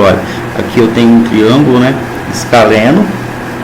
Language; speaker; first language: Portuguese; native; Portuguese